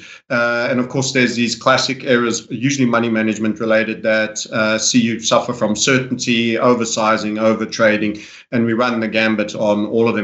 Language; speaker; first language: English; native; English